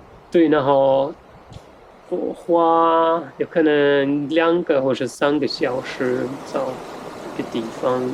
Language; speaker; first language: Chinese; non-native, fluent; German